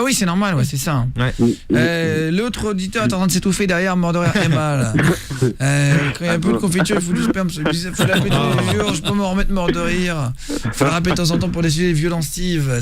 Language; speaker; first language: French; native; French